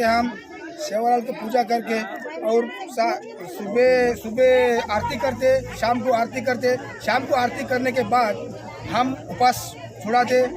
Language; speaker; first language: Hindi; non-native, local second language; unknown